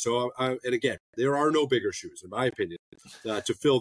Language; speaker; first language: English; native; English